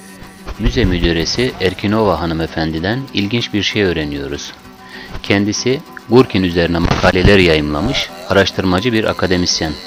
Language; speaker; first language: Turkish; native; Turkish